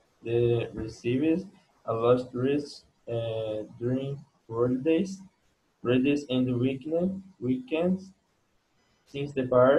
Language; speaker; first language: English; non-native, learner; Portuguese